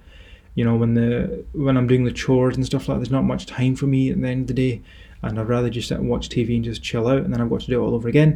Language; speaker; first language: English; native; English